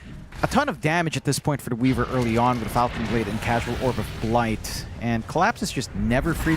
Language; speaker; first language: English; native; English